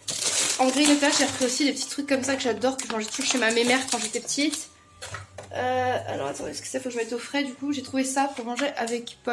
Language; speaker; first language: French; native; French